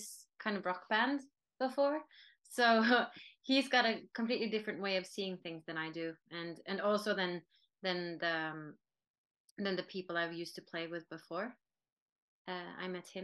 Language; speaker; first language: English; non-native, fluent; Norwegian